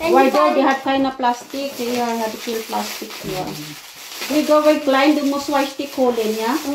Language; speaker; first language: German; non-native, learner; Filipino